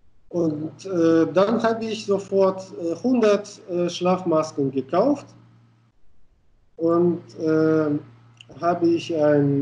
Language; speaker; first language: German; non-native, fluent; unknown